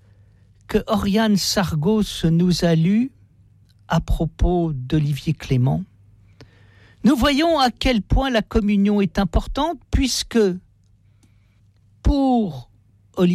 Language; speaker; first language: French; native; French